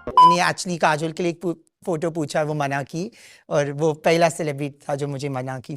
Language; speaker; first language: Hindi; non-native, local second language; English